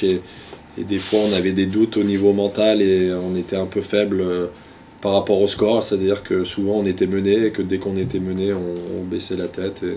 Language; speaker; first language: French; native; French